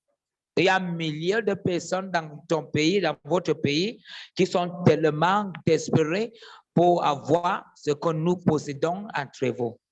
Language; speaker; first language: French; non-native, fluent; English